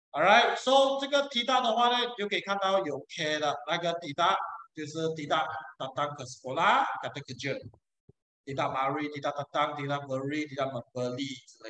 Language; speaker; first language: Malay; non-native, local second language; Chinese